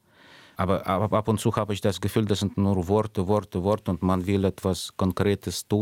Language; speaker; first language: German; non-native, fluent; Russian